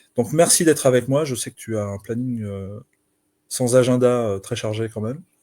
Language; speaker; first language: French; native; French